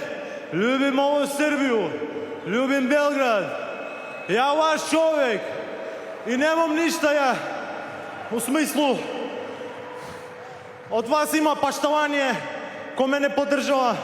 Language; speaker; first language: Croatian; non-native, learner; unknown